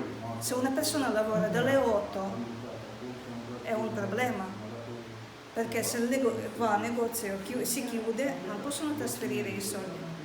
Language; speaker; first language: Italian; non-native, fluent; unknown